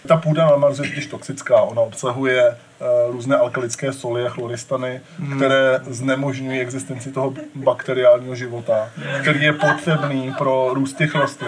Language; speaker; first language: Czech; native; Czech